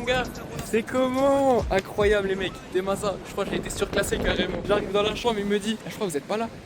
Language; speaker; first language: French; native; French